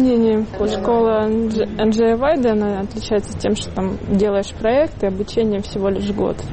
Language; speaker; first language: Russian; native; Russian